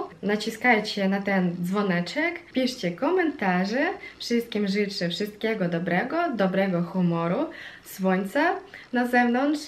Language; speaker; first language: Polish; non-native, fluent; Russian